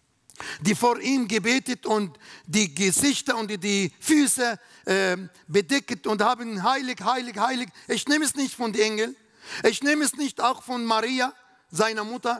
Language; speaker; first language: German; non-native, learner; Arabic